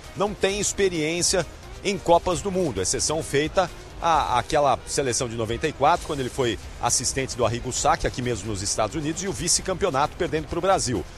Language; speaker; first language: Portuguese; native; Portuguese